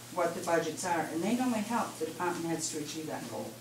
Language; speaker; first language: English; native; English